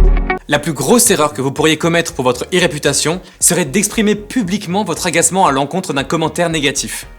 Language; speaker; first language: French; native; French